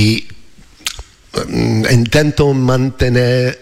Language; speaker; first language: Spanish; non-native, learner; English